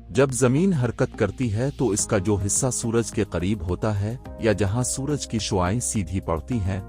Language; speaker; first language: Urdu; native; Urdu